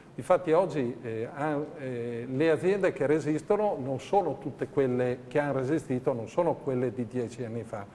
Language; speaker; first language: Italian; native; Italian